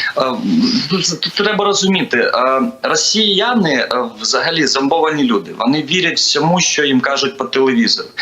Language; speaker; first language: Ukrainian; native; Ukrainian